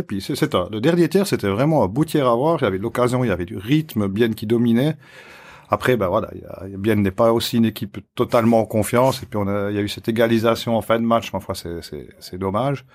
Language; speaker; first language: French; native; French